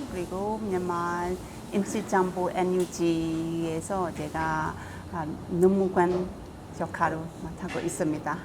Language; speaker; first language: Korean; non-native, fluent; Burmese